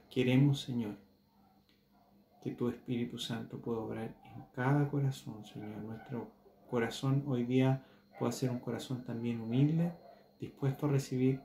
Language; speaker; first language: Spanish; native; Spanish